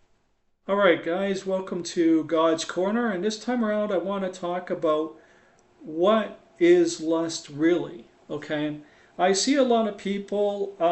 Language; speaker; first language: English; native; English